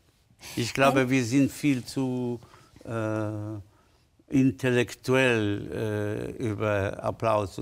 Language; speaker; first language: German; non-native, fluent; Spanish